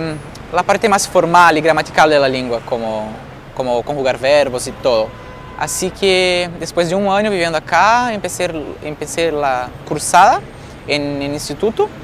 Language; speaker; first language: Spanish; non-native, fluent; Portuguese